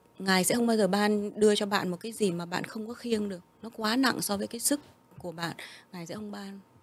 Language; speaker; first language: Vietnamese; early bilingual, heritage; Vietnamese